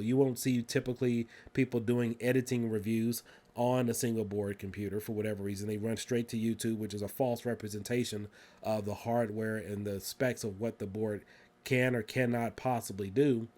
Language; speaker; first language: English; native; English